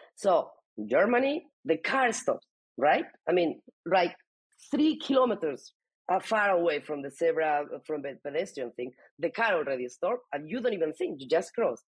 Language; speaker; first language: English; non-native, fluent; Spanish